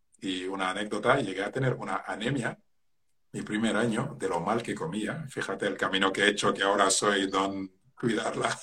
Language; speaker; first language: Spanish; non-native, fluent; Wolof